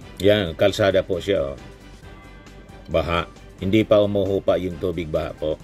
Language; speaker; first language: Filipino; non-native, local second language; Bikol